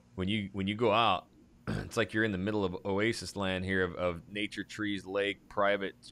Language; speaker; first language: English; native; English